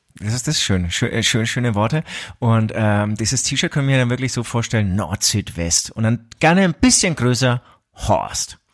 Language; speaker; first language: German; native; German